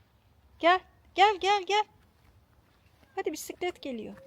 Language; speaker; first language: Turkish; native; Turkish